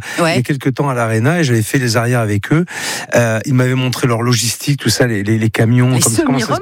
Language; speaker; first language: French; native; French